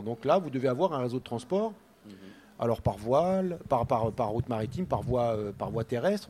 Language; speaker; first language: French; native; French